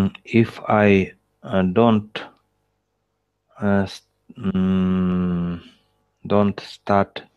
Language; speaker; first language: English; non-native, learner; Russian